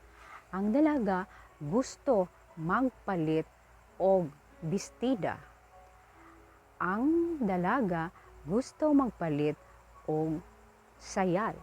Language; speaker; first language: Cebuano; non-native, learner; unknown